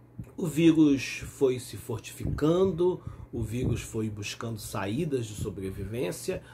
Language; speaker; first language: Portuguese; native; Portuguese